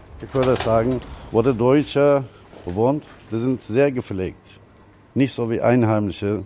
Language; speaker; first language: German; non-native, fluent; Turkish